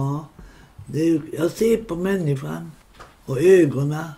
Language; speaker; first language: Swedish; non-native, local second language; Romany